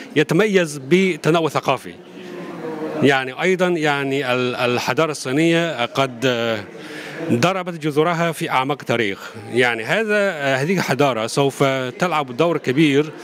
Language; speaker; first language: Arabic; non-native, fluent; Chinese